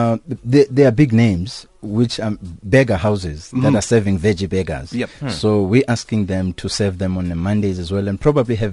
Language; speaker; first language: English; non-native, local second language; Xhosa